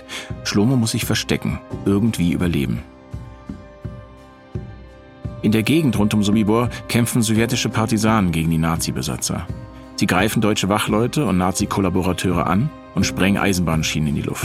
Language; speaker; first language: German; native; German